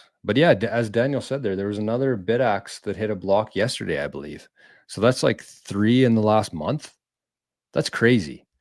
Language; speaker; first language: English; native; English